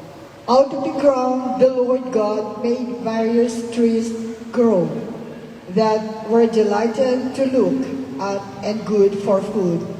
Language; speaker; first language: English; non-native, local second language; Filipino